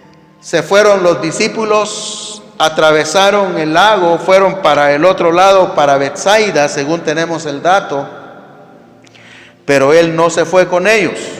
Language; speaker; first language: Spanish; native; Spanish